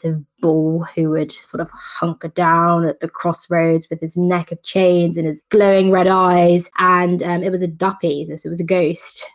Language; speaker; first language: English; native; English